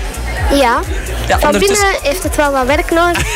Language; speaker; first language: Dutch; early bilingual, other home language; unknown